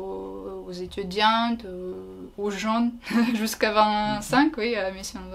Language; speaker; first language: French; non-native, learner; Ukrainian